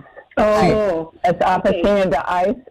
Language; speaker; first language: Spanish; non-native, fluent; English